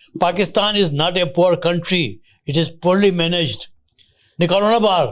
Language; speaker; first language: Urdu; native; Urdu